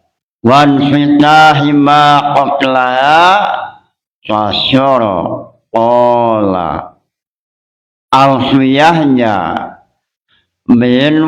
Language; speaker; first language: Arabic; non-native, fluent; Indonesian